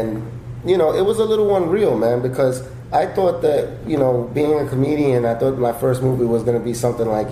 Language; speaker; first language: English; native; English